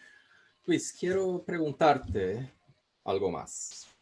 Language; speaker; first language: Spanish; non-native, fluent; Portuguese